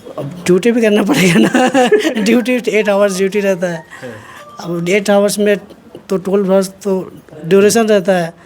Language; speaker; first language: Hindi; native; Hindi